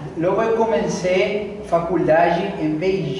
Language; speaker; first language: Portuguese; non-native, fluent; Spanish